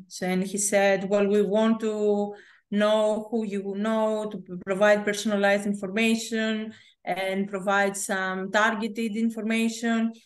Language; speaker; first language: English; non-native, fluent; Greek